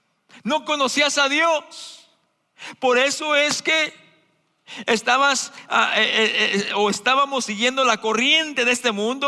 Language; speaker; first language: Spanish; native; Spanish